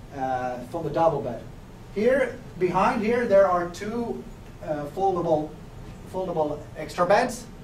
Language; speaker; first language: English; non-native, fluent; Finnish